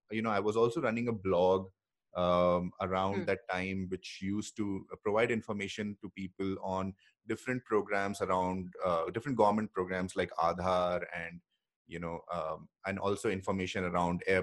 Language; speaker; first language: English; non-native, local second language; Hindi